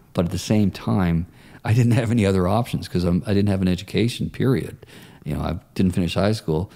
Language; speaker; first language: English; native; English